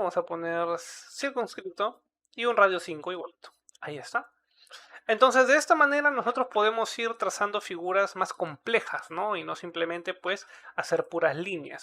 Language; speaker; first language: Spanish; native; Spanish